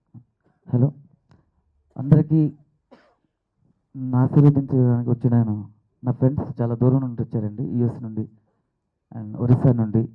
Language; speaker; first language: Telugu; native; Telugu